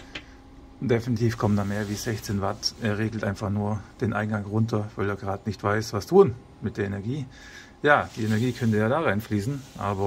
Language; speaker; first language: German; native; German